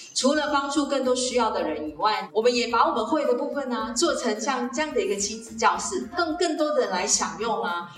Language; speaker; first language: Chinese; native; Chinese